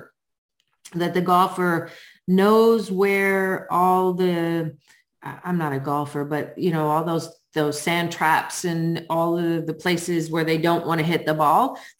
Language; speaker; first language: English; native; English